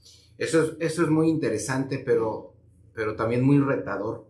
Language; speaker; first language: Spanish; native; Spanish